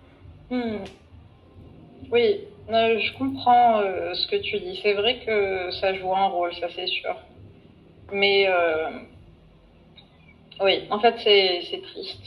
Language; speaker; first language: French; non-native, fluent; Arabic